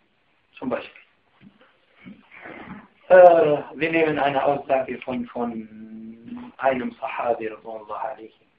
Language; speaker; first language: German; non-native, fluent; Arabic